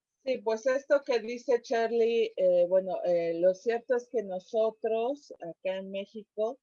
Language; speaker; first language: Spanish; native; Spanish